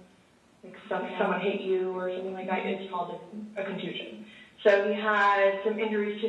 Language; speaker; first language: English; native; English